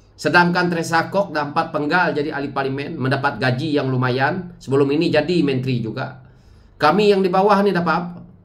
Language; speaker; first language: Malay; native; Malay